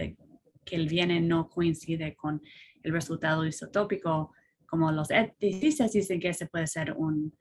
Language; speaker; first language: Spanish; non-native, fluent; English